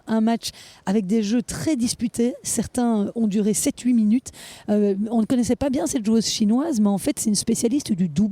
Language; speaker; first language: French; native; French